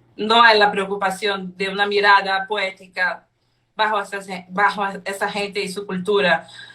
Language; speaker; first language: Spanish; non-native, fluent; Portuguese